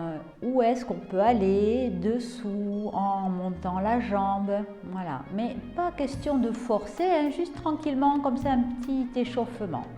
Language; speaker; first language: French; native; French